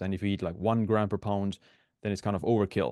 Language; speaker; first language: English; non-native, fluent; Estonian